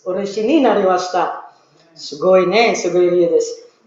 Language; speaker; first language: Japanese; non-native, learner; Filipino